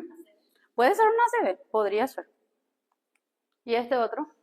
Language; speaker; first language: Spanish; native; Spanish